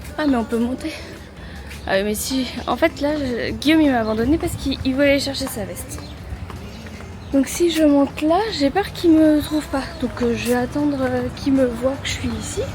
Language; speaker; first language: French; native; French